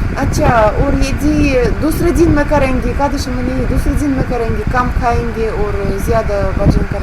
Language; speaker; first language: Hindi; non-native, fluent; Russian